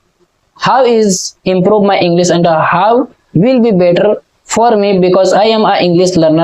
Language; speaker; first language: English; non-native, learner; Hindi